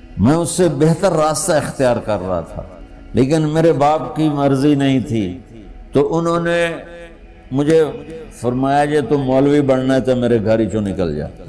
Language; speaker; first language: Urdu; non-native, local second language; Punjabi